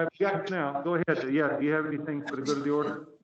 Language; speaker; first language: English; native; English